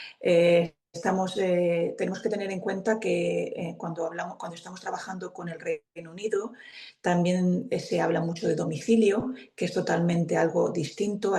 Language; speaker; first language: Spanish; native; Spanish